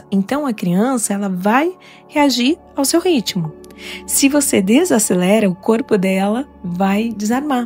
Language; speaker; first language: Portuguese; native; Portuguese